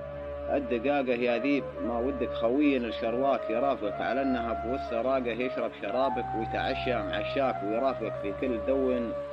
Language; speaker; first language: Arabic; native; Arabic